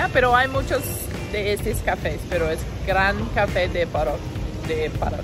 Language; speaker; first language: Spanish; non-native, learner; English